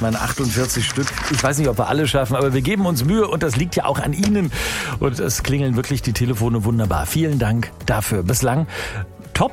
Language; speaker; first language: German; native; German